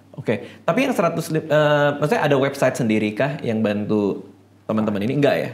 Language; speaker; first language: Indonesian; native; Indonesian